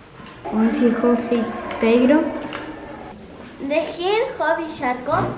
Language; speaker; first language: Welsh; non-native, learner; Spanish